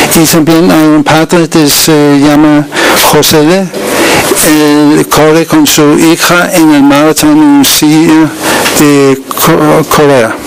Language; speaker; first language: Spanish; non-native, learner; Danish